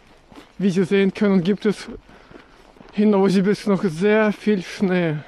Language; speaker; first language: German; non-native, fluent; Russian